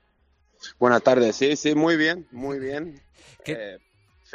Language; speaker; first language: Spanish; non-native, learner; Swedish